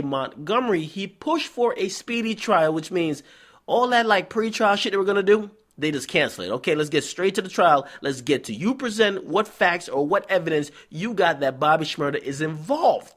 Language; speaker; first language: English; native; English